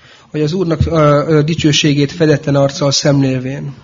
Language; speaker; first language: Hungarian; native; Hungarian